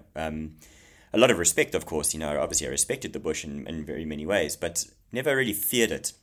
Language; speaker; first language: English; native; English